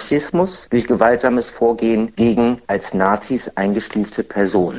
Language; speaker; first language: German; native; German